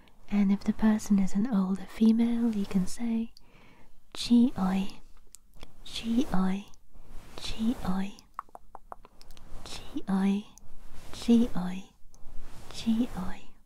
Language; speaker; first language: English; native; English